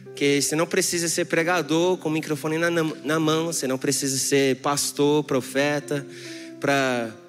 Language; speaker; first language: Portuguese; non-native, fluent; English